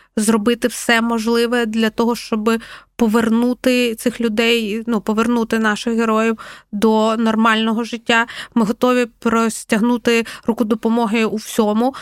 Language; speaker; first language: Ukrainian; non-native, local second language; Russian